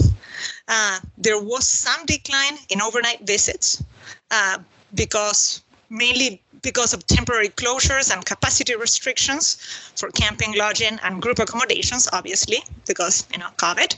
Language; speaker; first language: English; non-native, fluent; Spanish